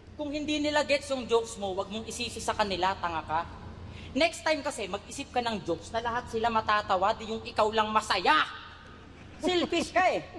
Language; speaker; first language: Filipino; native; Filipino